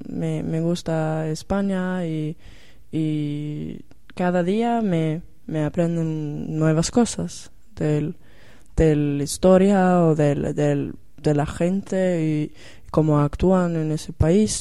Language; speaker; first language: Spanish; non-native, learner; Swedish